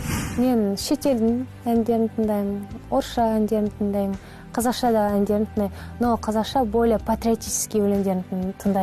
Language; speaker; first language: Kazakh; non-native, local second language; Russian